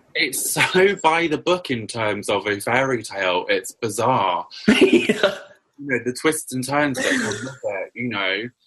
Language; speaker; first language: English; native; English